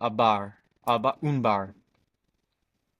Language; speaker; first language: French; non-native, learner; English